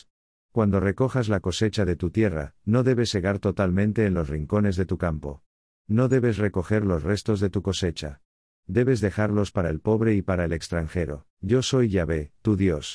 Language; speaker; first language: Spanish; native; Spanish